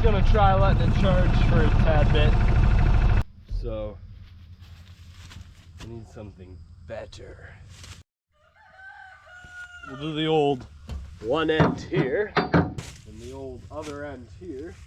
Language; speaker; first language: English; native; English